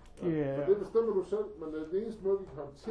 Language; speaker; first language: Danish; native; Danish